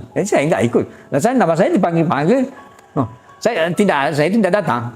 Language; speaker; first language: Indonesian; non-native, local second language; Nias